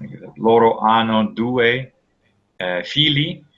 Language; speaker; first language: Italian; non-native, fluent; English